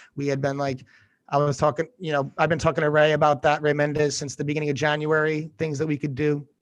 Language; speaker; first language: English; native; English